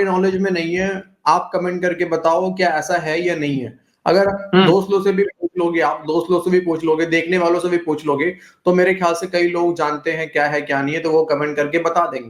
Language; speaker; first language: Hindi; native; Hindi